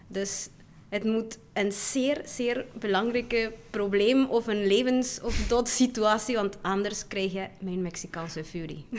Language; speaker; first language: Dutch; non-native, fluent; Spanish